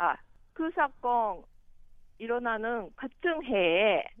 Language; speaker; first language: Korean; non-native, learner; Japanese